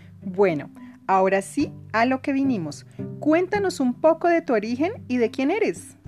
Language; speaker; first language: Spanish; native; Spanish